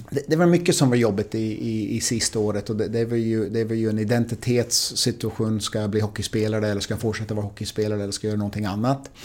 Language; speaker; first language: Swedish; non-native, fluent; English